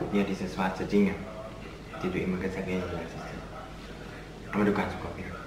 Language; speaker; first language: German; non-native, fluent; Indonesian